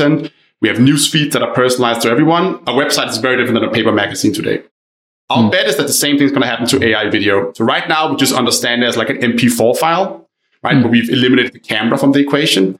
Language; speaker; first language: English; non-native, fluent; Danish